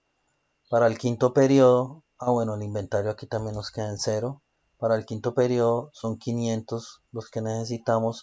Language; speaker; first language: Spanish; native; Spanish